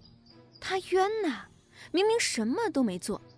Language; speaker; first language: Chinese; native; Chinese